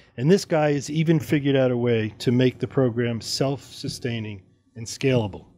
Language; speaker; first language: English; native; English